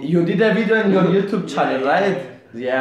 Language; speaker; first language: English; non-native, learner; Greek